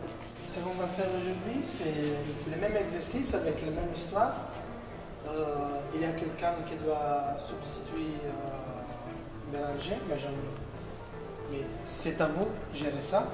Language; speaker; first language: French; non-native, fluent; Italian